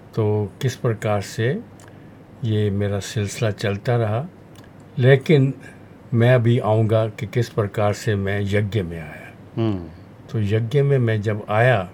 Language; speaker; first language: Hindi; non-native, local second language; Punjabi